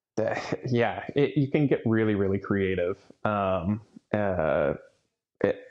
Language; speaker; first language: English; native; English